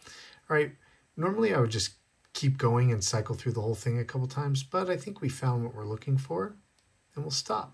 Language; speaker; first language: English; native; English